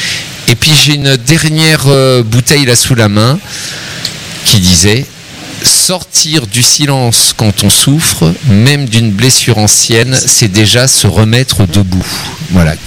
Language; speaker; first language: French; native; French